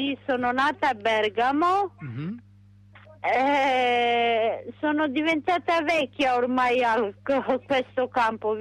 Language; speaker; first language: Italian; non-native, local second language; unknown